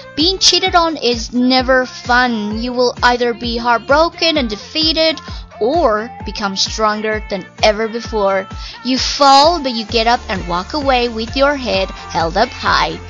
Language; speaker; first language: English; non-native, fluent; Chinese